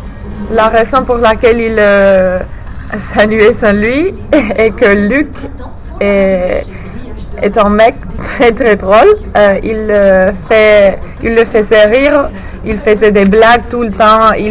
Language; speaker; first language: French; non-native, learner; English